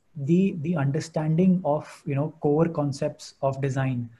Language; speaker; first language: English; non-native, local second language; Hindi